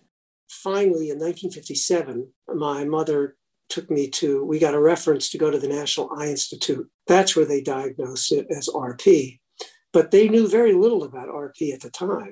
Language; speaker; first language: English; native; English